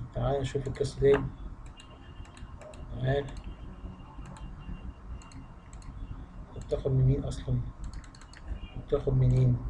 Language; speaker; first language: Arabic; native; Arabic